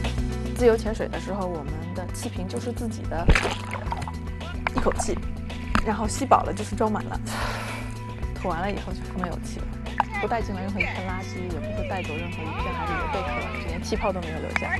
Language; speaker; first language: Chinese; native; Chinese